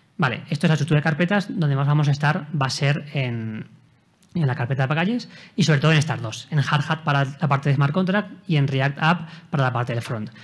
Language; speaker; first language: Spanish; native; Spanish